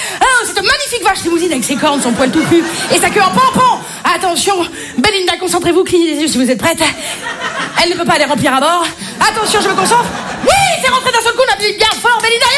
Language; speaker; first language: French; native; French